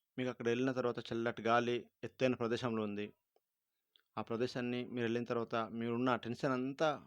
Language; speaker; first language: Telugu; non-native, local second language; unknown